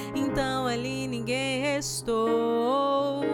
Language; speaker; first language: Portuguese; native; Portuguese